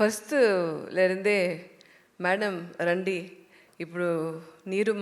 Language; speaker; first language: Telugu; non-native, learner; Tamil